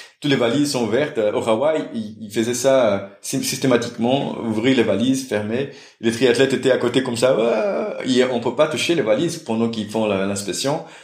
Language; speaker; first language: French; non-native, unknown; Portuguese